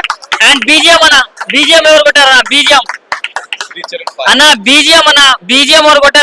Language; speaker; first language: Telugu; native; Telugu